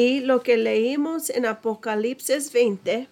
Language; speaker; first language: Spanish; non-native, fluent; English